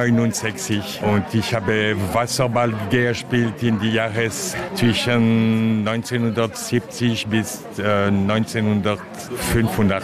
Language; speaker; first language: German; non-native, local second language; French